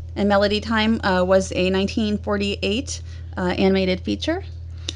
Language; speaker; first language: English; native; English